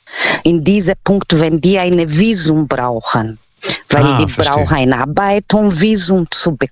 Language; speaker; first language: German; non-native, learner; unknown